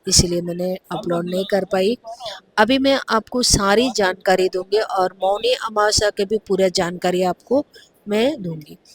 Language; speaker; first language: Hindi; non-native, local second language; Telugu